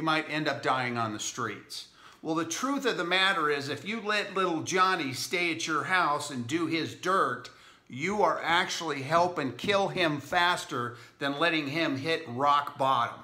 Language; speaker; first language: English; native; English